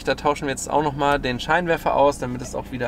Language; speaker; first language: German; native; German